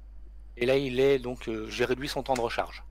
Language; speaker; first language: French; native; French